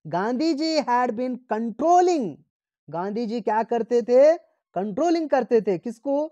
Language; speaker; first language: Hindi; non-native, local second language; Marathi